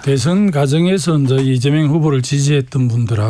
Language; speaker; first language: Korean; native; Korean